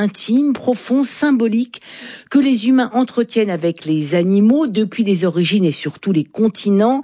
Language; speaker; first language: French; native; French